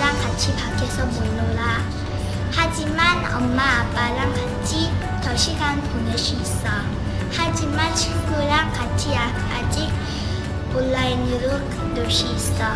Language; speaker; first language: Korean; early bilingual, heritage; Korean